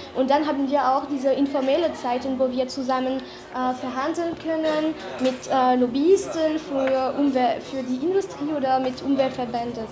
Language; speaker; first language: German; non-native, fluent; French